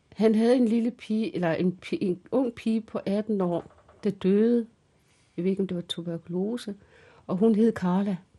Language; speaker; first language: Danish; early bilingual, other home language; Kalaallisut